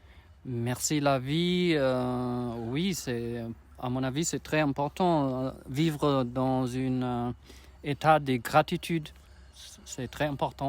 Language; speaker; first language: French; non-native, learner; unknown